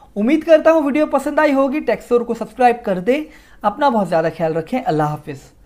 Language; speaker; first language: Hindi; native; Hindi